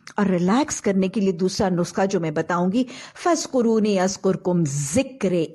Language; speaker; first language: Urdu; native; Urdu